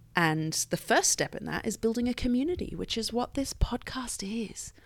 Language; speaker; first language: English; native; English